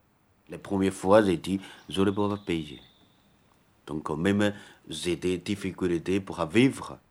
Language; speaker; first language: French; non-native, learner; Chinese